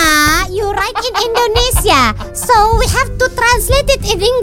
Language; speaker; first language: English; non-native, learner; Indonesian